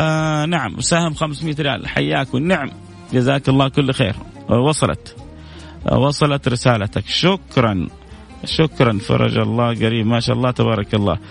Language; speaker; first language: Arabic; native; Arabic